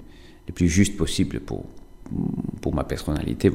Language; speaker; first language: French; non-native, fluent; Italian